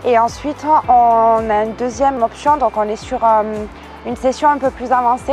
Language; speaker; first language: French; native; French